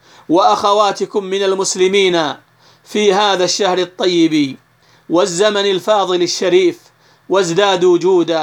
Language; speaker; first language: Arabic; native; Arabic